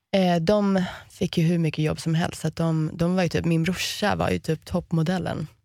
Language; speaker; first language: Swedish; early bilingual, heritage; Swedish